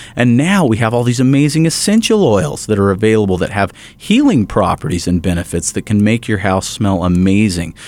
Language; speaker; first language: English; native; English